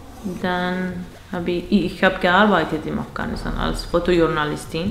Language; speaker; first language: German; non-native, learner; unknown